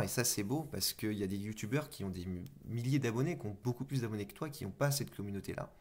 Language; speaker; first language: French; native; French